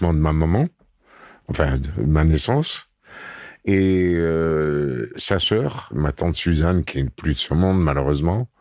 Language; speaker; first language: French; native; French